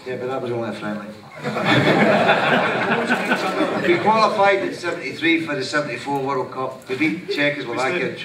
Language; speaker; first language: English; native; English